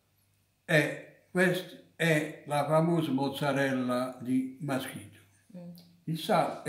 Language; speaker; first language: Italian; native; Italian